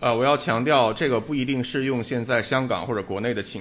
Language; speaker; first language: Chinese; non-native, local second language; Cantonese